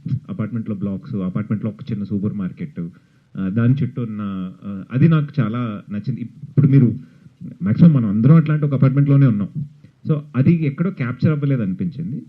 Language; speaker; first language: Telugu; native; Telugu